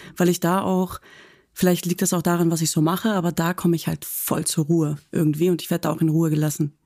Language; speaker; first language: German; native; German